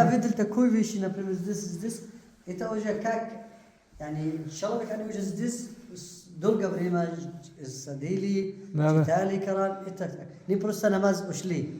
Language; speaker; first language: Russian; non-native, learner; Arabic